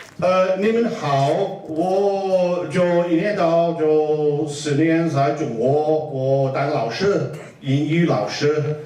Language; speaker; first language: Chinese; non-native, learner; English